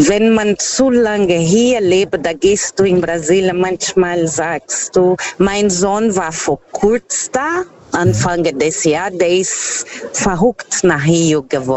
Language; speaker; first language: German; non-native, fluent; Portuguese